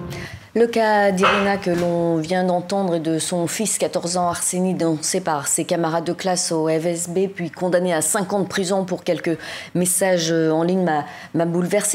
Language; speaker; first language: French; native; French